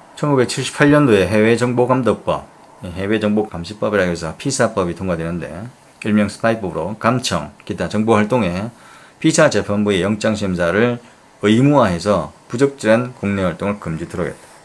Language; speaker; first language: Korean; native; Korean